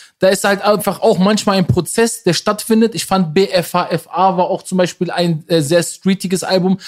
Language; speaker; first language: German; early bilingual, other home language; Persian